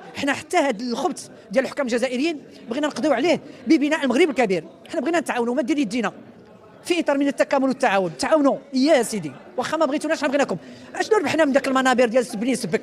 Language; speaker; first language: Arabic; native; Arabic